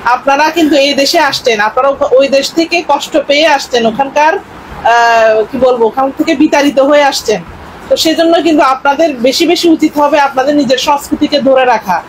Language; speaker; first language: Bangla; non-native, local second language; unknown